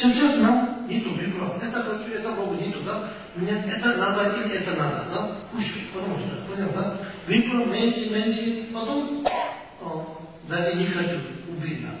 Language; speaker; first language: Russian; non-native, learner; Tibetan